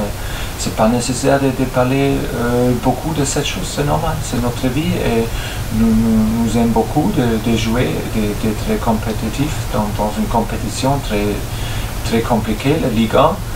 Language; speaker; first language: French; non-native, fluent; German